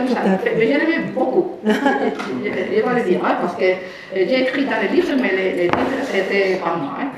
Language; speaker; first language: French; non-native, fluent; Spanish